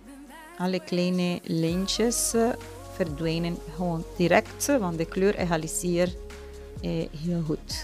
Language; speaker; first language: Dutch; non-native, fluent; Spanish